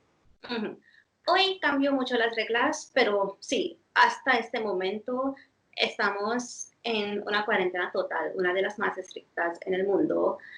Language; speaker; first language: Spanish; non-native, fluent; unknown